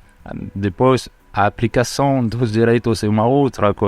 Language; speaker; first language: Portuguese; non-native, fluent; French